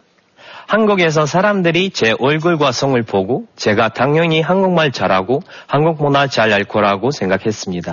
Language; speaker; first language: Korean; non-native, fluent; Russian